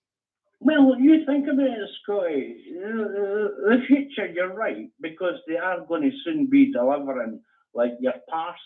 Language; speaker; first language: English; native; English